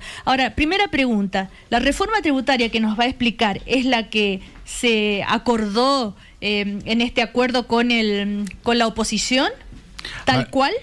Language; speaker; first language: Spanish; native; Spanish